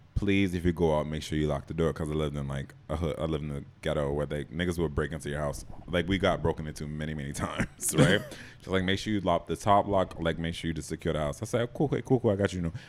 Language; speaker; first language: English; native; English